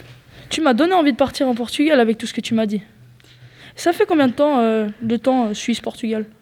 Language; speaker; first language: French; native; French